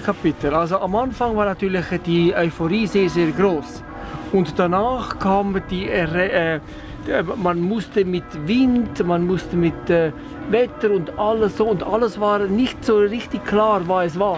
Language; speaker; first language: German; non-native, fluent; Italian